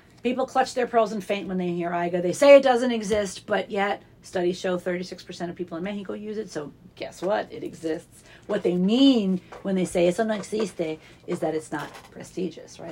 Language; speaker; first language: English; native; English